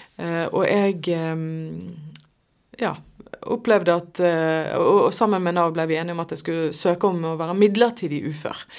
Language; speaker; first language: Norwegian; native; Norwegian